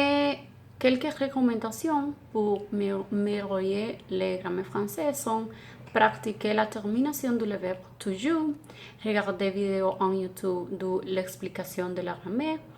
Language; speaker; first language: French; non-native, learner; Spanish